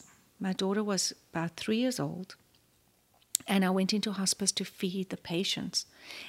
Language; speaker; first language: English; native; English